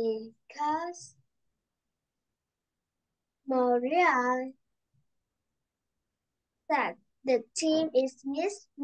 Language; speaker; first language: English; non-native, learner; Vietnamese